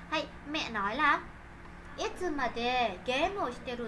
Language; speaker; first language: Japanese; non-native, fluent; Vietnamese